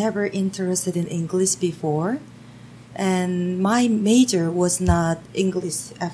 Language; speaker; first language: English; non-native, fluent; Korean